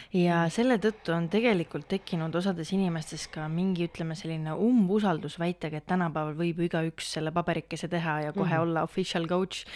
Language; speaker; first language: Estonian; native; Estonian